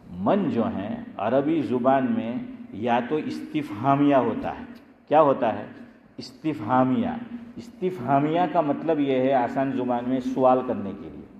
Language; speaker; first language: Urdu; non-native, local second language; Gujarati